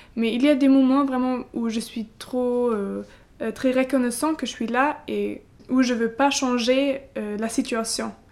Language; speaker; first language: French; non-native, learner; German